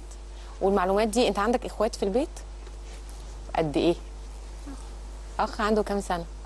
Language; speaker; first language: Arabic; native; Arabic